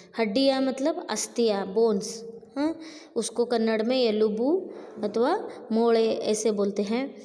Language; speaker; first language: Hindi; non-native, local second language; Marathi